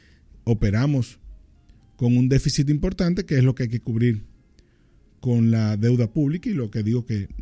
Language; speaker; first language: Spanish; native; Spanish